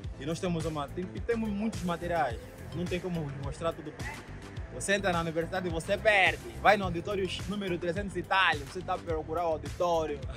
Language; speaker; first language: Portuguese; native; Portuguese